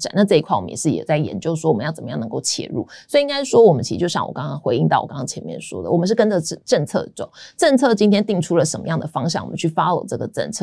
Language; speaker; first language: Chinese; native; Chinese